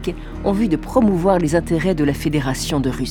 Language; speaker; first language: French; native; French